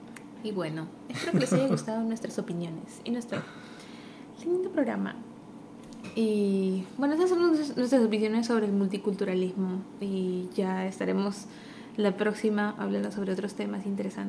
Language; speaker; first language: Spanish; early bilingual, heritage; Spanish